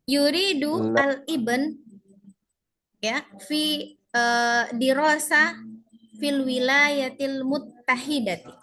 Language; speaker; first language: Arabic; non-native, fluent; Indonesian